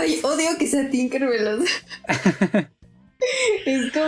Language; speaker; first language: Spanish; native; Spanish